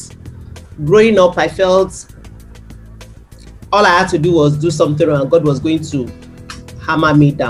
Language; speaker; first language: English; non-native, local second language; Yoruba